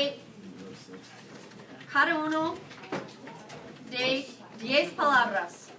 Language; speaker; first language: Spanish; non-native, fluent; English